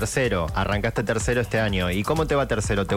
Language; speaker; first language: Spanish; native; Spanish